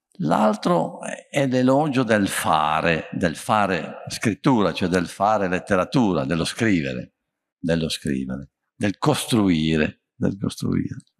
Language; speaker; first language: Italian; native; Italian